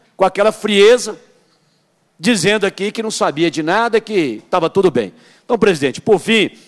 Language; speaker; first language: Portuguese; native; Portuguese